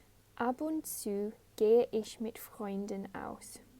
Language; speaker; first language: German; non-native, fluent; English